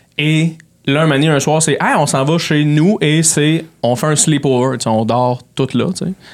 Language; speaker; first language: French; native; French